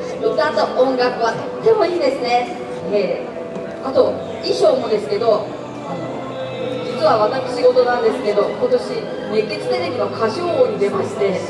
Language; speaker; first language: Japanese; native; Japanese